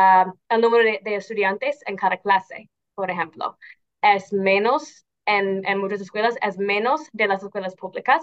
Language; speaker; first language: Spanish; non-native, fluent; English